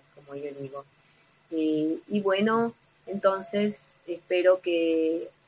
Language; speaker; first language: Spanish; native; Spanish